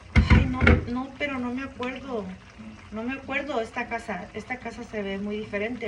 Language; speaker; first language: Spanish; early bilingual, other home language; English